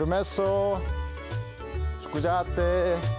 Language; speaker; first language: Italian; non-native, learner; Korean